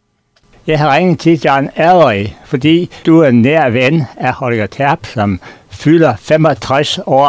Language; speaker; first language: Danish; native; Danish